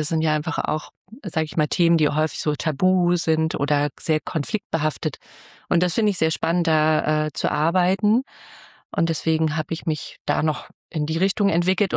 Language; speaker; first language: German; native; German